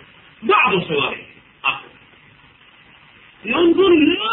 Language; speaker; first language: Arabic; native; Arabic